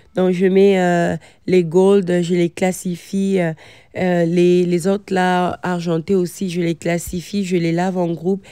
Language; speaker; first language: French; non-native, local second language; Lingala